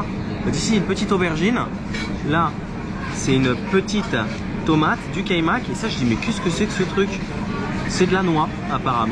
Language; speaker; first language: French; native; French